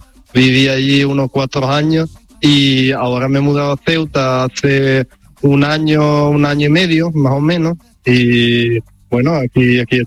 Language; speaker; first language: Spanish; non-native, fluent; Italian